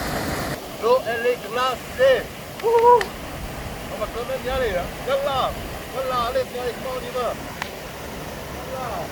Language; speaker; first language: French; native; French